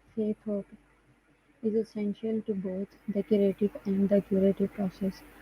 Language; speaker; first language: English; non-native, local second language; Urdu